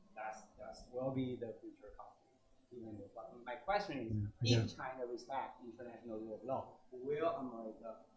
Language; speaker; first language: English; native; English